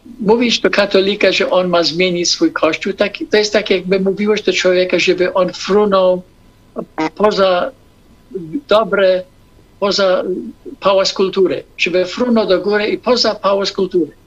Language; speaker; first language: Polish; early bilingual, heritage; English